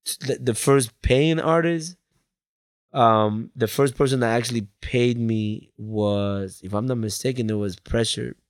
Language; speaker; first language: English; early bilingual, other home language; Spanish